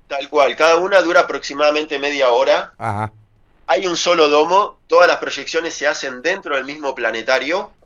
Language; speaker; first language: Spanish; native; Spanish